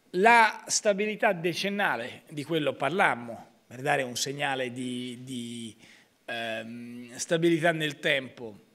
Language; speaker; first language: Italian; native; Italian